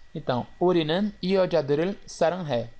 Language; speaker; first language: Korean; non-native, fluent; Portuguese